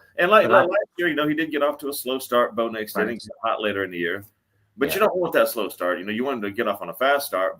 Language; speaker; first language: English; native; English